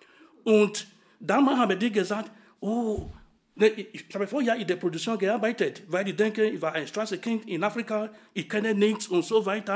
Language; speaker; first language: German; non-native, fluent; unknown